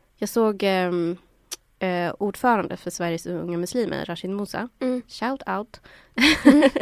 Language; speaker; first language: Swedish; native; Swedish